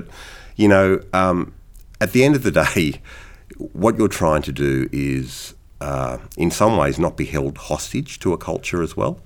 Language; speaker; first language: English; native; English